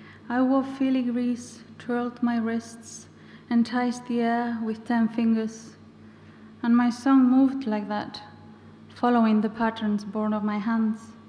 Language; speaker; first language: English; non-native, fluent; Basque